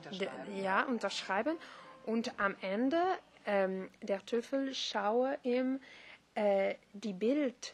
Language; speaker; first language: German; non-native, learner; French